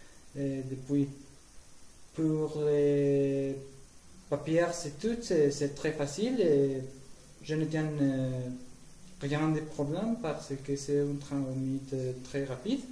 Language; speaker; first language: French; non-native, learner; Spanish